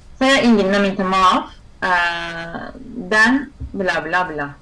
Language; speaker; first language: Indonesian; non-native, learner; Turkish